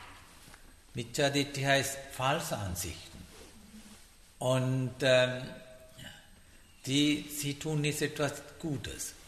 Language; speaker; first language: German; non-native, learner; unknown